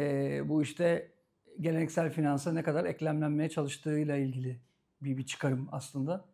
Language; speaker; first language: Turkish; native; Turkish